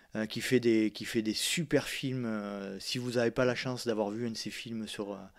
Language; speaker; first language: French; native; French